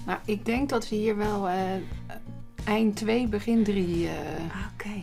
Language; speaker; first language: Dutch; native; Dutch